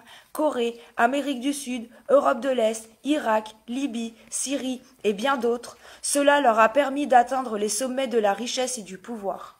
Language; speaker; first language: French; native; French